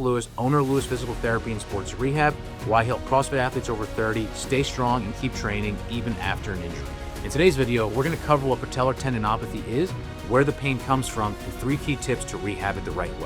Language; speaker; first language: English; native; English